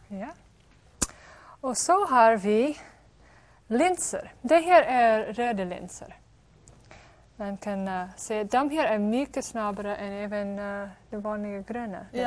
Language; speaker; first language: Swedish; non-native, fluent; English